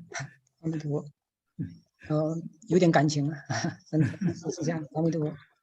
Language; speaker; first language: Chinese; native; Chinese